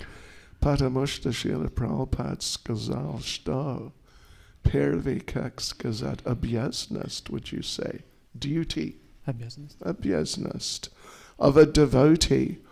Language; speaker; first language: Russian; non-native, learner; English